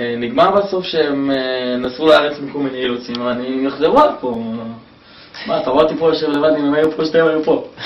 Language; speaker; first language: Hebrew; native; Hebrew